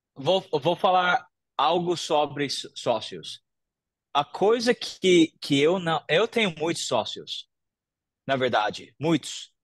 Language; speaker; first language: Portuguese; non-native, fluent; English